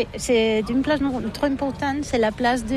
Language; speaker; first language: French; non-native, learner; Catalan